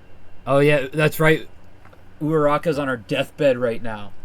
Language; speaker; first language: English; native; English